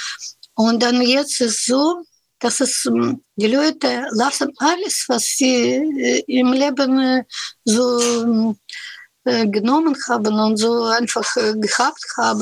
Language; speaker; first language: German; non-native, learner; Russian